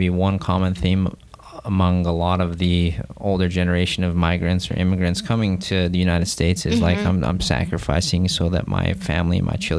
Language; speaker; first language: English; native; English